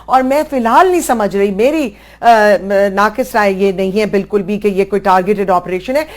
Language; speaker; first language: Urdu; native; Urdu